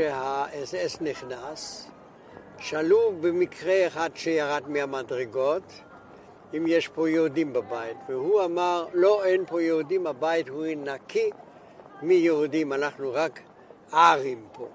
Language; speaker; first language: Hebrew; non-native, fluent; German